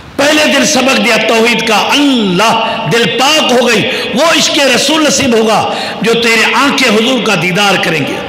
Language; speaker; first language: Urdu; non-native, local second language; Sindhi